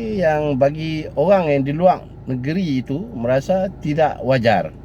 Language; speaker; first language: Malay; native; Malay